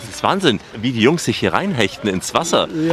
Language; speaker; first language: German; native; German